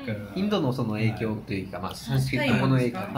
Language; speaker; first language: Japanese; native; Japanese